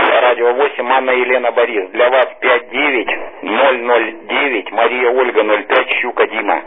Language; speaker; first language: Russian; native; Russian